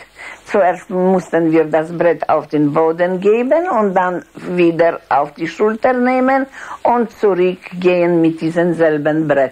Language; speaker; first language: German; non-native, fluent; Polish